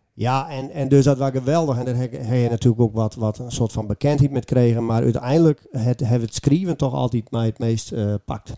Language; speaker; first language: Dutch; native; Dutch